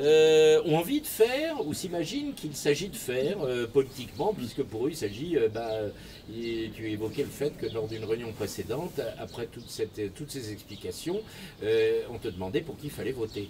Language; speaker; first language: French; native; French